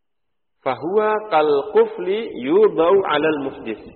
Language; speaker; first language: Arabic; non-native, fluent; Indonesian